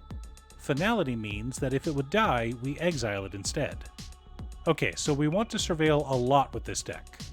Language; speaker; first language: English; native; English